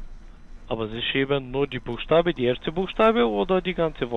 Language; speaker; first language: German; non-native, learner; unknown